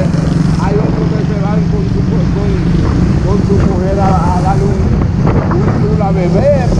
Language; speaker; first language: Spanish; native; Spanish